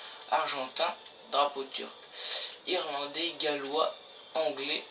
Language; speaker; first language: French; native; French